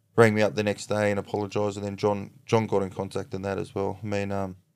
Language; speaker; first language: English; native; English